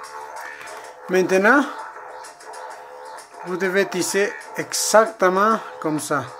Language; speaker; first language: French; non-native, learner; Spanish